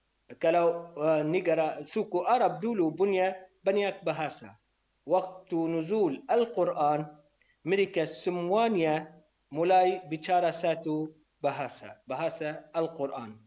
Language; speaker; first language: Indonesian; non-native, learner; Arabic